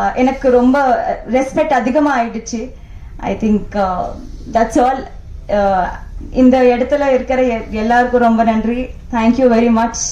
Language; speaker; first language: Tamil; non-native, learner; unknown